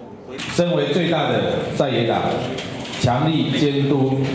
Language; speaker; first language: Chinese; native; Chinese